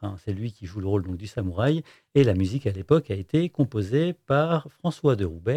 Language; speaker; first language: French; native; French